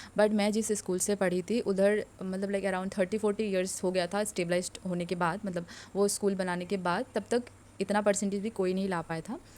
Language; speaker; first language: Hindi; non-native, local second language; Assamese